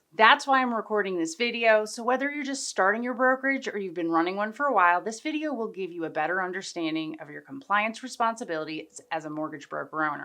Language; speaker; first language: English; native; English